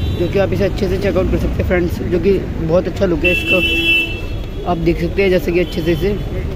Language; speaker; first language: Hindi; native; Hindi